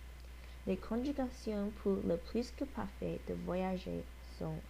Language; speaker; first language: French; non-native, learner; English